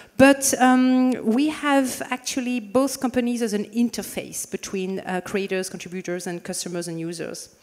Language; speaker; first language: English; non-native, fluent; French